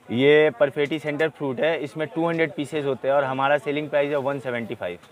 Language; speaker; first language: Hindi; native; Hindi